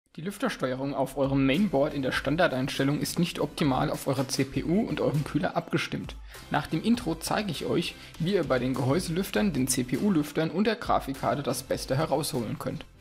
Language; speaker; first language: German; native; German